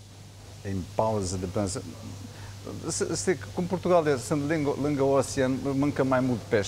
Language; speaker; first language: Romanian; non-native, learner; Portuguese